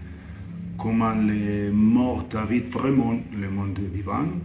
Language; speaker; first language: French; non-native, fluent; Spanish